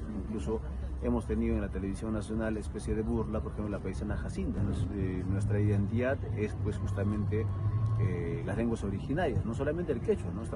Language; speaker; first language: Spanish; non-native, local second language; Quechua